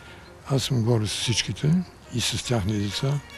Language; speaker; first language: Bulgarian; early bilingual, heritage; Bulgarian